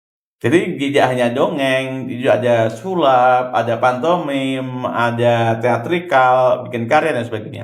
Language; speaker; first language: Indonesian; native; Indonesian